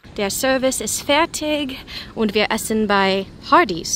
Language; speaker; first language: German; non-native, learner; English